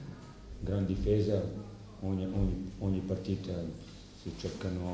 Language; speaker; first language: Italian; non-native, learner; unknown